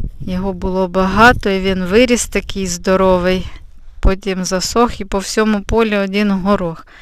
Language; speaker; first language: Ukrainian; native; Ukrainian